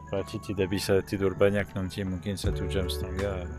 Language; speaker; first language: Indonesian; non-native, learner; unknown